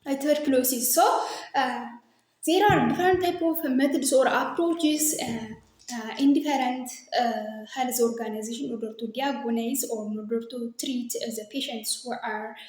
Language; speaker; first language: English; non-native, local second language; Amharic